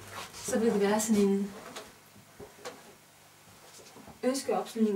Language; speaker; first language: Danish; non-native, fluent; Romanian